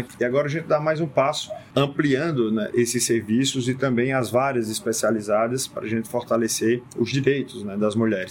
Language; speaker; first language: Portuguese; native; Portuguese